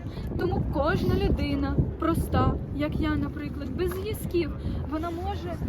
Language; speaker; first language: Ukrainian; native; Ukrainian